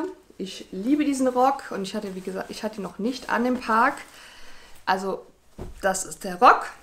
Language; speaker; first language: German; native; German